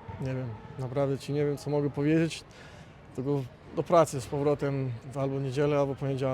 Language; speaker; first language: Polish; non-native, learner; English